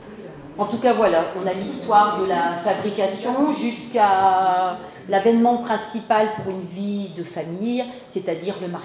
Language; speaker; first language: French; native; French